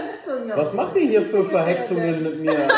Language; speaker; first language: German; early bilingual, other home language; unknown